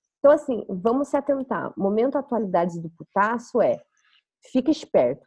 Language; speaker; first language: Portuguese; native; Portuguese